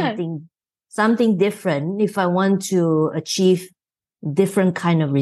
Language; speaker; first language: English; non-native, local second language; Chinese